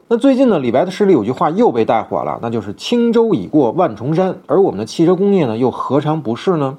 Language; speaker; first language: Chinese; native; Chinese